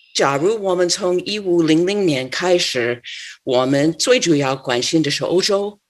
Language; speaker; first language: Chinese; non-native, fluent; English